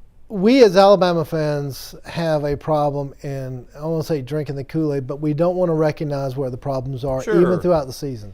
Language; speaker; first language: English; native; English